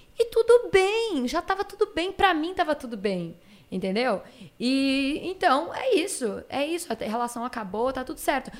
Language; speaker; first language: Portuguese; native; Portuguese